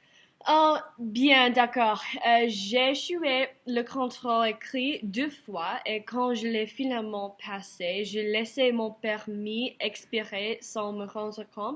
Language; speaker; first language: French; non-native, learner; English